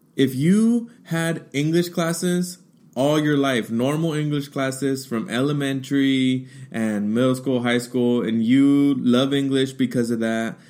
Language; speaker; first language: English; early bilingual, other home language; Spanish